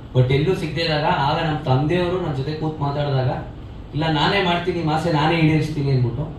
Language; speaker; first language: Kannada; native; Kannada